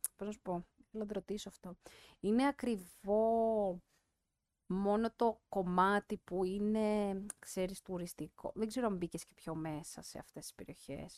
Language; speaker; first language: Greek; native; Greek